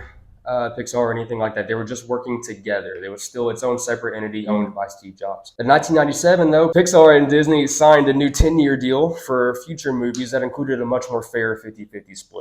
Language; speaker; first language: English; native; English